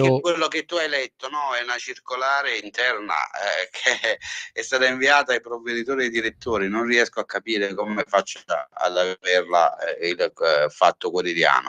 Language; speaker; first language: Italian; native; Italian